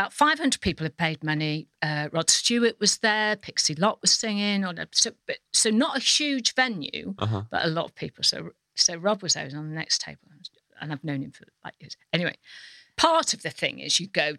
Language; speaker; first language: English; native; English